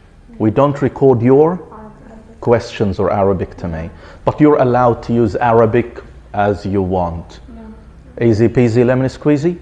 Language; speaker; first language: English; non-native, fluent; Arabic